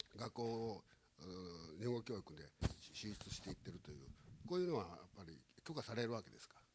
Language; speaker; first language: Japanese; native; Japanese